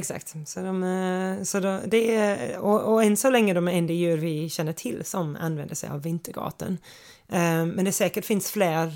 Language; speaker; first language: Swedish; non-native, fluent; English